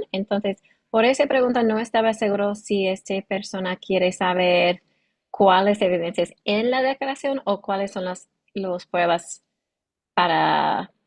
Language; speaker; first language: Spanish; non-native, learner; English